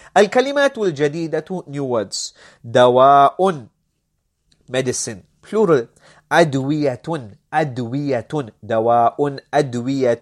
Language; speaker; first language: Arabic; non-native, fluent; English